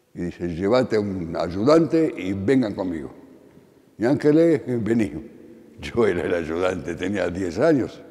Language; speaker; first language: Spanish; early bilingual, other home language; Polish